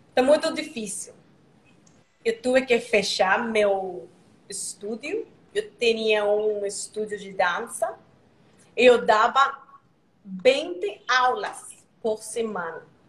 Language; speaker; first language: Portuguese; non-native, learner; Spanish